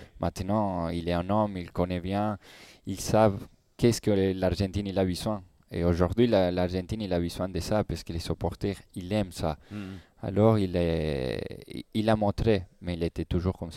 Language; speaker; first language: French; non-native, learner; Spanish